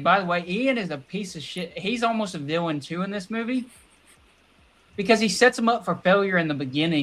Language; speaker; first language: English; native; English